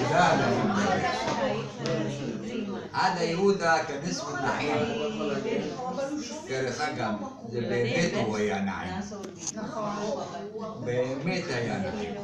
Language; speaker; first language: Hebrew; non-native, fluent; Arabic